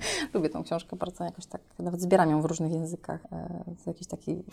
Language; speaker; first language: Polish; native; Polish